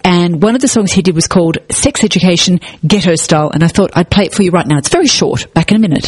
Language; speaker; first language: English; native; English